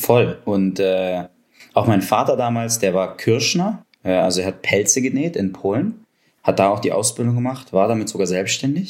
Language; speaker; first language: German; early bilingual, other home language; Russian